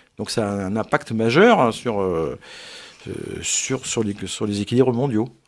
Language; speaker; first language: French; native; French